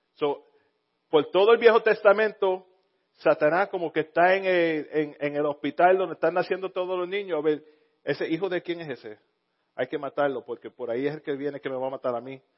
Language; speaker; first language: Spanish; early bilingual, heritage; Spanish